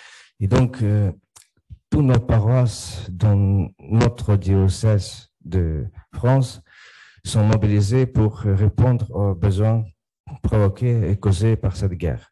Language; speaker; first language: French; non-native, fluent; Ukrainian